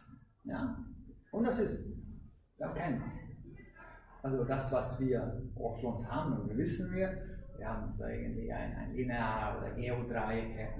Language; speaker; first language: German; non-native, fluent; Hungarian